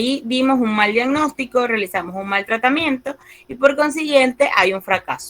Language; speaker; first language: Spanish; native; Spanish